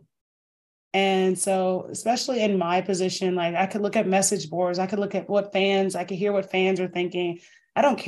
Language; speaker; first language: English; native; English